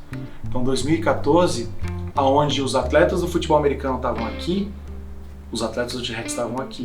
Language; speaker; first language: Portuguese; native; Portuguese